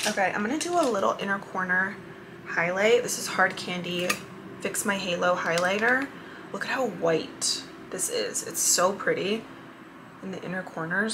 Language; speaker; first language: English; native; English